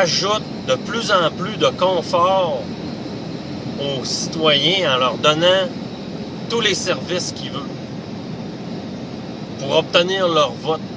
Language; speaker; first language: French; native; French